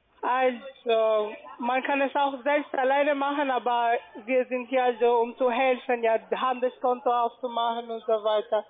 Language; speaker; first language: German; non-native, fluent; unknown